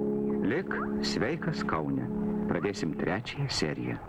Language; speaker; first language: Lithuanian; native; Lithuanian